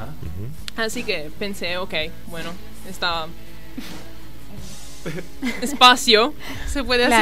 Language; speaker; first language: Spanish; non-native, learner; Italian